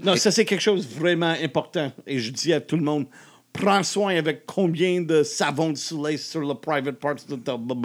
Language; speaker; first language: French; non-native, learner; English